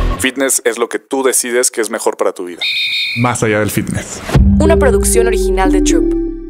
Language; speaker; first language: Spanish; native; Spanish